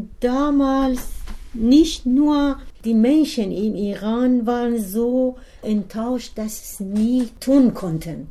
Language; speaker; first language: German; non-native, learner; Persian